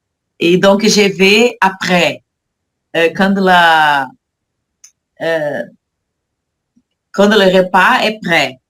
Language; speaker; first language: French; non-native, learner; Portuguese